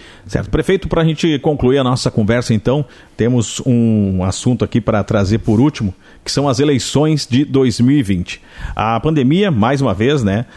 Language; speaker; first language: Portuguese; native; Portuguese